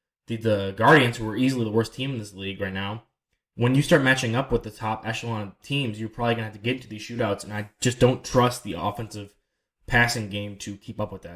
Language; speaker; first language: English; native; English